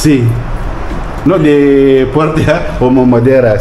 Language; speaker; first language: Spanish; non-native, learner; Filipino